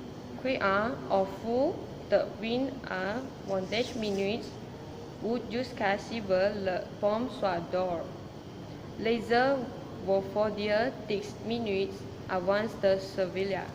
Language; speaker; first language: French; non-native, learner; Malay